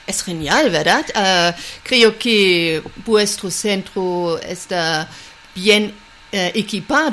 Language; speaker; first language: Spanish; non-native, fluent; German